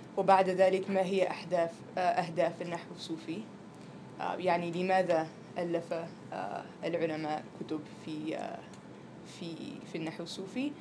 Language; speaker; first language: Arabic; non-native, fluent; English